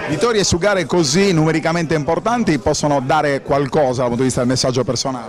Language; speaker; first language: Italian; native; Italian